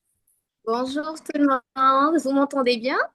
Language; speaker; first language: French; non-native, fluent; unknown